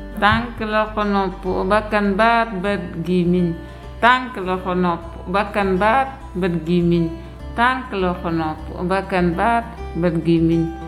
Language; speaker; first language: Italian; non-native, learner; Wolof